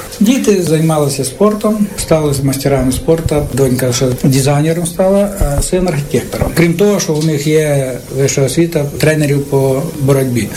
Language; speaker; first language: Ukrainian; native; Ukrainian